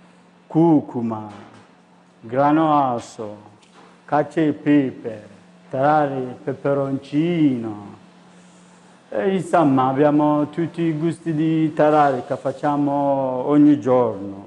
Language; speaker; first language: Italian; non-native, learner; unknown